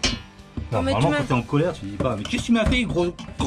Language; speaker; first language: French; native; French